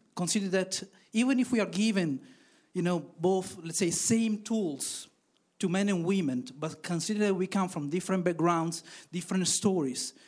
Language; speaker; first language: English; non-native, fluent; Italian